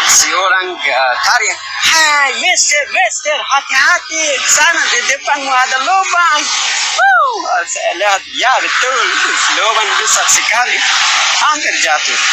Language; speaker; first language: Indonesian; non-native, learner; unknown